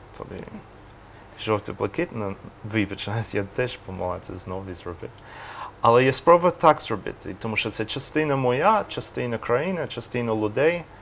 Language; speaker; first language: Ukrainian; non-native, learner; English